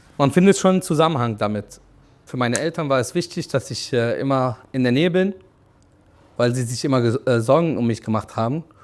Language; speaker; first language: German; early bilingual, other home language; Arabic